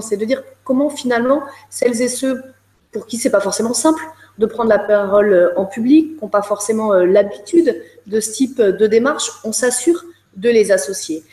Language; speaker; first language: French; native; French